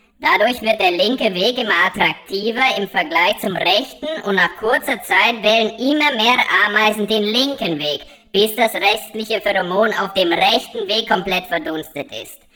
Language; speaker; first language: German; native; German